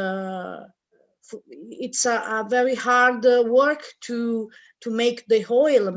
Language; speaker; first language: English; non-native, learner; Italian